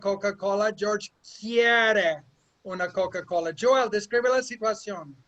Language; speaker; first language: Spanish; non-native, fluent; English